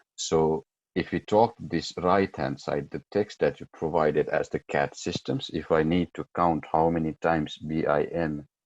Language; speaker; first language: English; non-native, local second language; Nepali